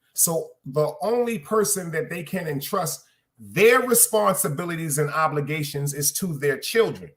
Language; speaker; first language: English; native; English